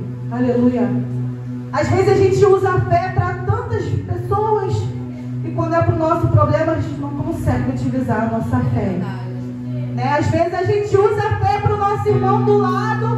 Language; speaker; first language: Portuguese; native; Portuguese